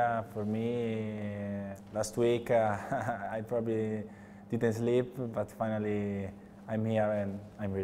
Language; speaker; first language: English; non-native, learner; Italian